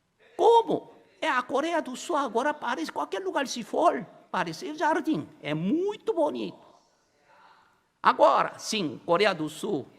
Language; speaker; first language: Portuguese; non-native, learner; Korean